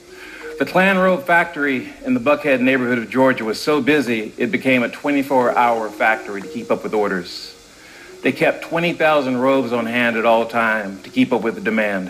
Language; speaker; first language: English; native; English